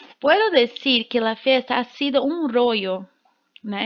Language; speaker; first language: Spanish; non-native, fluent; Portuguese